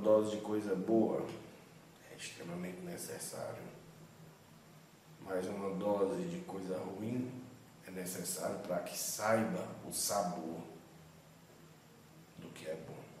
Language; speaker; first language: Portuguese; native; Portuguese